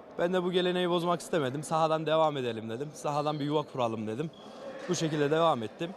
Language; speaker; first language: Turkish; native; Turkish